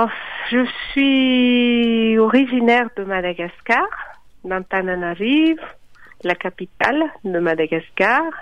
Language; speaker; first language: French; non-native, local second language; Malagasy